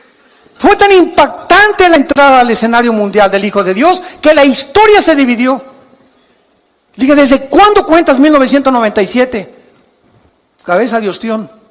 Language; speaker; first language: Spanish; native; Spanish